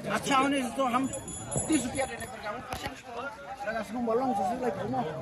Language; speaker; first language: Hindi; non-native, learner; Malay